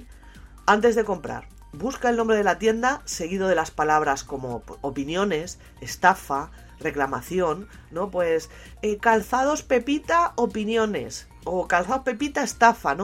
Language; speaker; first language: Spanish; native; Spanish